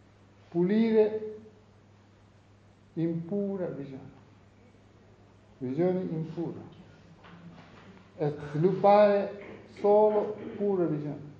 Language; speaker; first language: Italian; non-native, learner; Tibetan